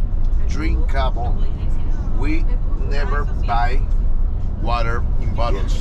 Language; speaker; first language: English; non-native, fluent; Spanish